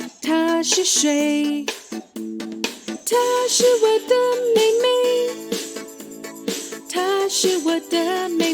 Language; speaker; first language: Chinese; non-native, fluent; Thai